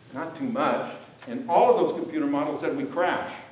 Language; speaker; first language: English; native; English